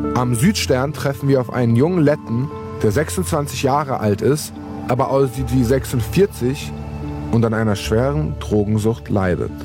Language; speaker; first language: German; native; German